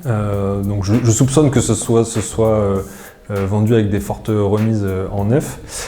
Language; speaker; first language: French; native; French